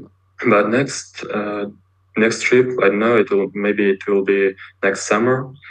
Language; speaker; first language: English; non-native, learner; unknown